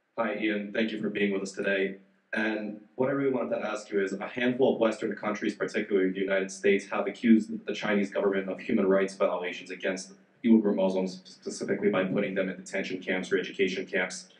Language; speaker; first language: English; non-native, fluent; Chinese